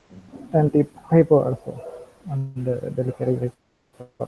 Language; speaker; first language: English; non-native, learner; Indonesian